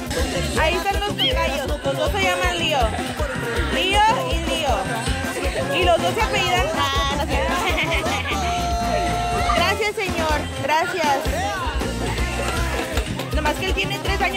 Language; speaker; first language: Spanish; native; Spanish